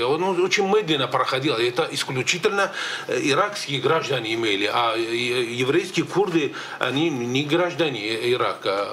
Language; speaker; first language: Russian; native; Russian